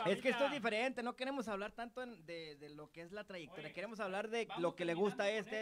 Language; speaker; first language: Spanish; native; Spanish